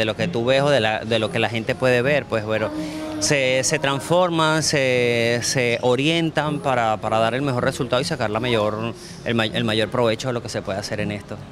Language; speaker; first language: Spanish; native; Spanish